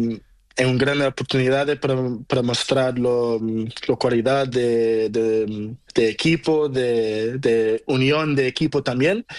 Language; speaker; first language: Spanish; non-native, learner; Portuguese